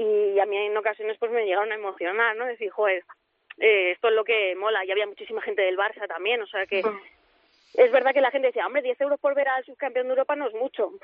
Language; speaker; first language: Spanish; native; Spanish